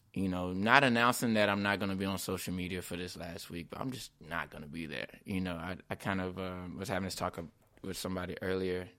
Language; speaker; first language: English; native; English